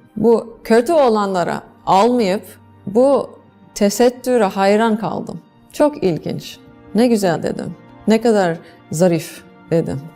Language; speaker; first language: Turkish; non-native, fluent; English